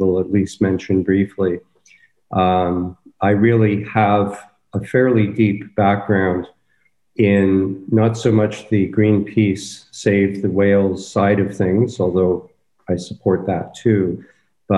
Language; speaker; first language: English; native; English